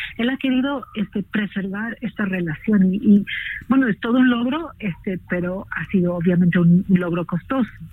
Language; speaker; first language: Spanish; non-native, fluent; English